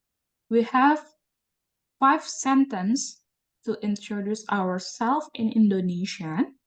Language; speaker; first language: English; non-native, learner; Indonesian